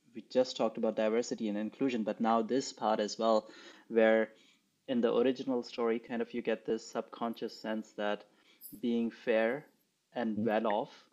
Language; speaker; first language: English; non-native, local second language; Urdu